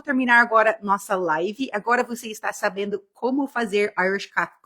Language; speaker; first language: Portuguese; non-native, fluent; English